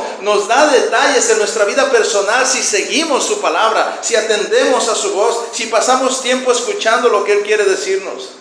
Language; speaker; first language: Spanish; native; Spanish